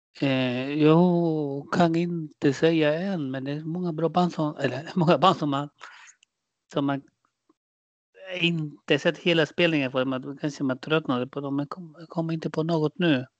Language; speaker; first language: Swedish; non-native, fluent; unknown